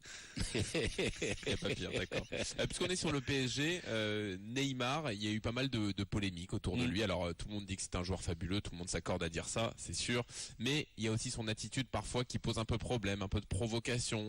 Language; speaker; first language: French; native; French